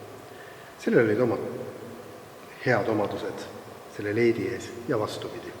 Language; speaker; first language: Estonian; native; Estonian